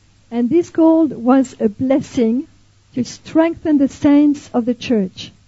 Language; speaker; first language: English; non-native, fluent; French